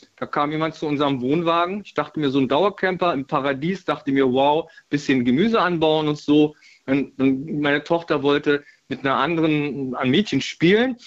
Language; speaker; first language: German; native; German